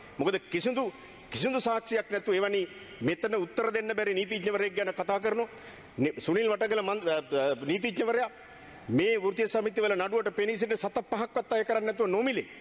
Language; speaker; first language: Sinhala; native; Sinhala